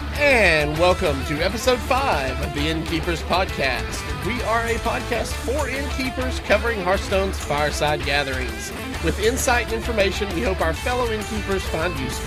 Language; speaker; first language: English; native; English